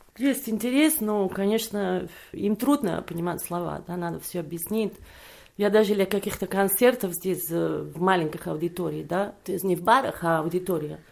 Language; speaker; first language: Russian; non-native, fluent; Catalan